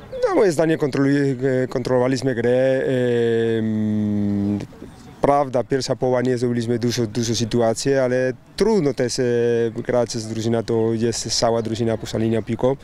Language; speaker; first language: Polish; non-native, learner; Spanish